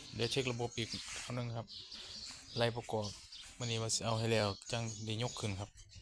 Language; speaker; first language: Thai; native; Thai